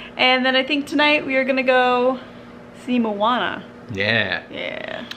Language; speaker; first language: English; native; English